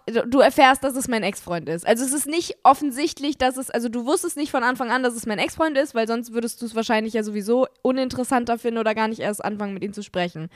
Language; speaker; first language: German; native; German